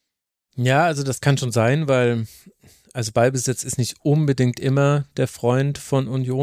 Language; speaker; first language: German; native; German